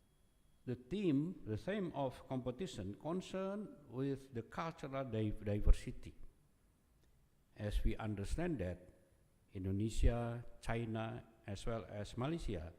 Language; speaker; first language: English; non-native, fluent; Indonesian